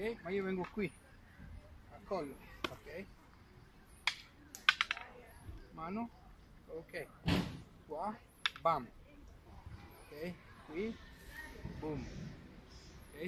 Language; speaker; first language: Italian; non-native, fluent; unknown